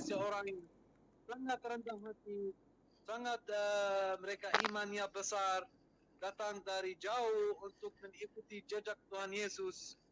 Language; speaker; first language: Indonesian; non-native, fluent; Arabic